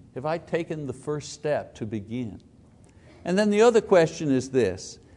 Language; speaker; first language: English; native; English